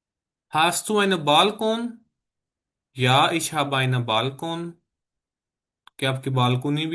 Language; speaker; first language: German; non-native, fluent; Hindi